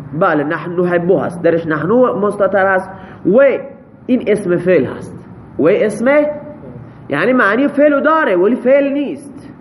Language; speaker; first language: Persian; non-native, local second language; Baluchi